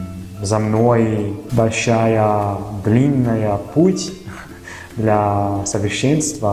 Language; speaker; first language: Russian; non-native, fluent; Italian